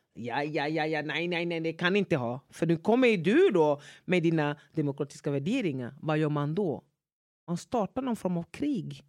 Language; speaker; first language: Swedish; non-native, fluent; French